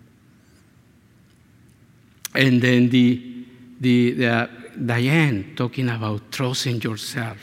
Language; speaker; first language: English; non-native, fluent; Spanish